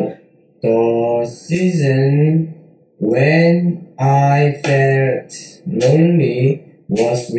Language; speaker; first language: English; non-native, learner; Korean